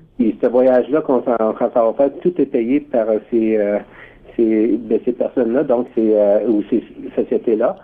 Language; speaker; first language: French; native; French